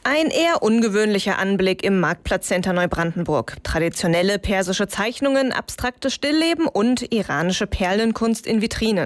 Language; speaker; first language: German; native; German